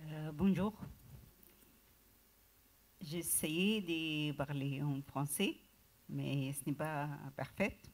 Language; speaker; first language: French; non-native, learner; Arabic